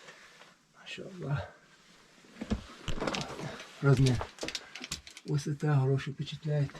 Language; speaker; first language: Russian; non-native, local second language; Chechen